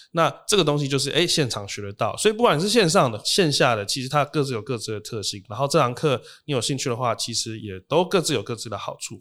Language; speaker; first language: Chinese; native; Chinese